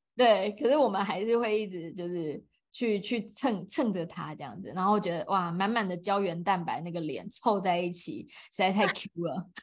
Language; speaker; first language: Chinese; native; Chinese